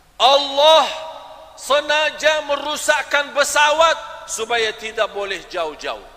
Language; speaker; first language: Malay; non-native, fluent; Arabic